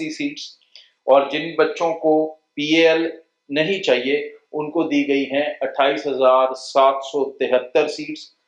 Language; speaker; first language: Hindi; non-native, local second language; Punjabi